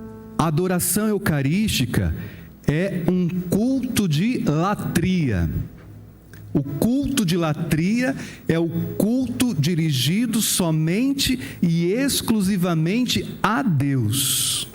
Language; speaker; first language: Portuguese; native; Portuguese